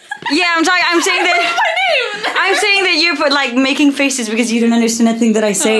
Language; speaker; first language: English; non-native, fluent; Spanish